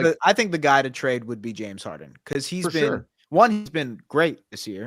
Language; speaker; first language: English; native; English